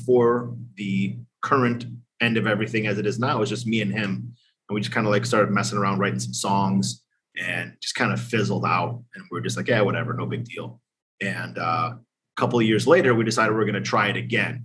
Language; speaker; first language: English; native; English